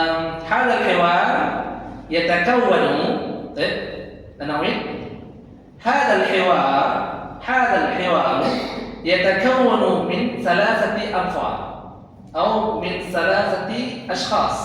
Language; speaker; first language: Arabic; non-native, fluent; Indonesian